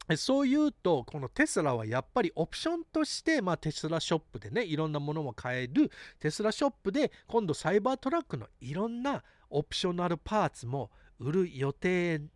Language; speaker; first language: Japanese; early bilingual, heritage; English